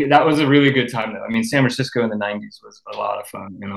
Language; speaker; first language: English; native; English